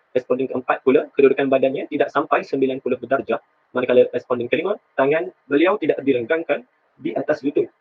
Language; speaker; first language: Malay; native; Malay